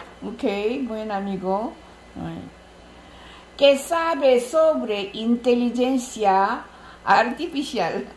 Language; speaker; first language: Spanish; non-native, learner; Korean